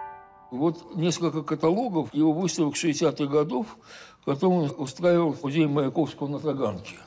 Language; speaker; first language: Russian; native; Russian